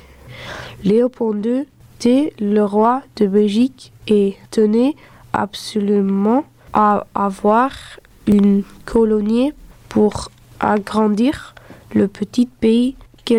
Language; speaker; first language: French; early bilingual, other home language; Dutch